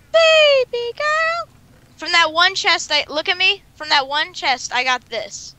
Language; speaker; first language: English; native; English